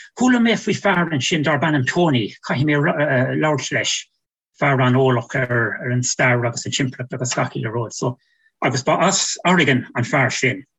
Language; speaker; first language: Irish; native; Irish